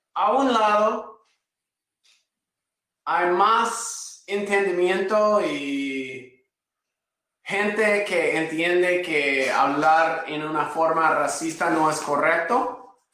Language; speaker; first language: Spanish; non-native, fluent; English